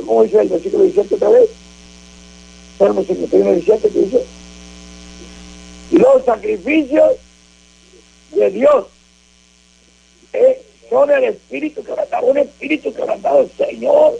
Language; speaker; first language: Spanish; native; Spanish